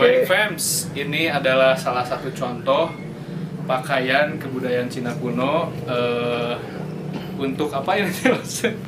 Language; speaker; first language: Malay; non-native, local second language; Sundanese